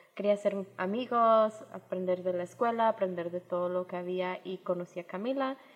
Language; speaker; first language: Spanish; early bilingual, heritage; Spanish